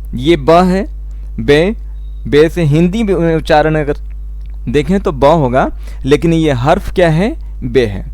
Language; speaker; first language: Hindi; native; Hindi